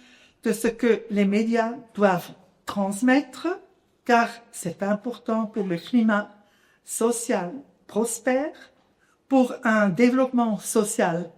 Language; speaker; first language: French; non-native, local second language; German